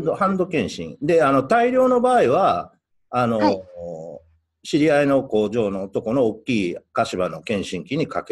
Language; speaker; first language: Japanese; native; Japanese